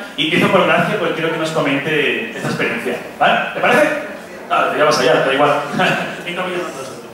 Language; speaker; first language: Spanish; native; Spanish